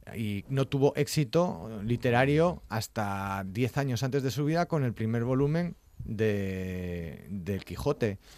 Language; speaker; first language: Spanish; native; Spanish